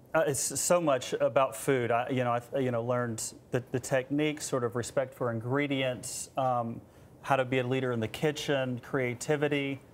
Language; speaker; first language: English; native; English